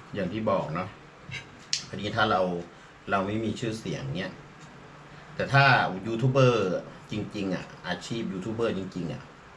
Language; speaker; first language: Thai; native; Thai